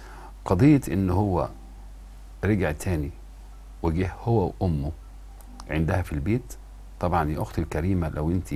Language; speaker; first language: Arabic; native; Arabic